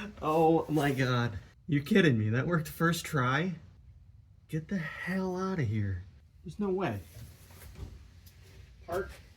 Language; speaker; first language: English; native; English